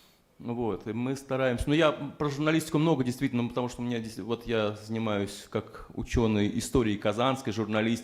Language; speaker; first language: Russian; native; Russian